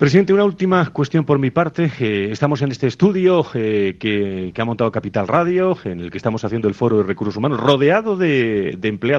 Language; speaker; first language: Spanish; native; Spanish